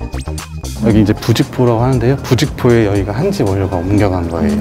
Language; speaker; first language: Korean; native; Korean